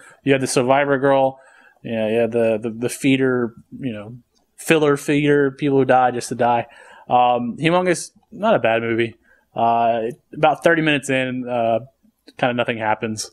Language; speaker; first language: English; native; English